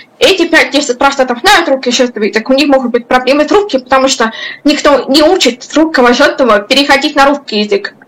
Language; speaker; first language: Russian; non-native, local second language; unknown